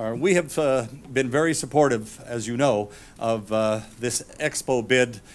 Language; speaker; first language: English; native; English